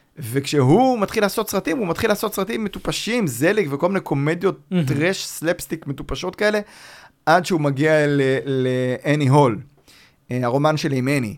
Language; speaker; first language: Hebrew; native; Hebrew